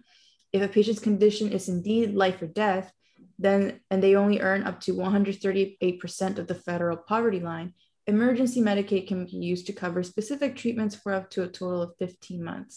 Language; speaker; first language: English; non-native, fluent; Spanish